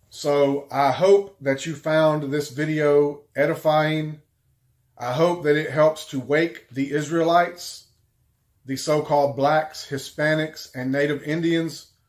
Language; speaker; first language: English; native; English